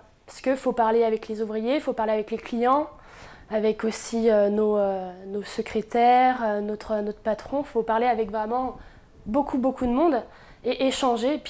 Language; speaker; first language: French; native; French